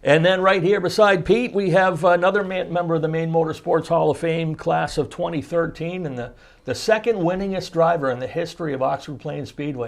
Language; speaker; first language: English; native; English